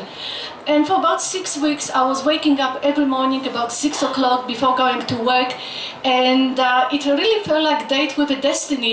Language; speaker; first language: English; non-native, fluent; Polish